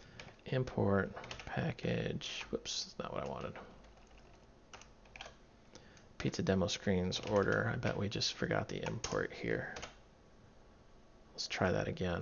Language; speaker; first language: English; native; English